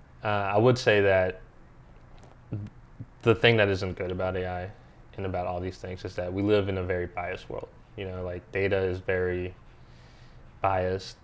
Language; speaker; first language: English; early bilingual, other home language; Spanish